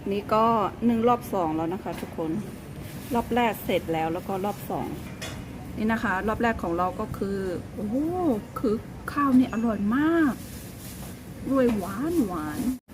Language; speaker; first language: Thai; non-native, local second language; Shan